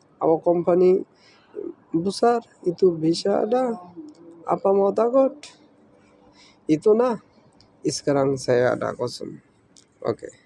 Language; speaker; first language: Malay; non-native, learner; Bangla